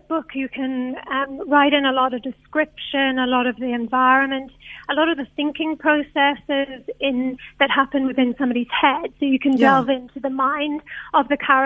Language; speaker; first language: English; native; English